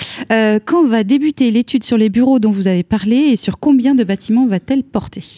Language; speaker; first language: French; native; French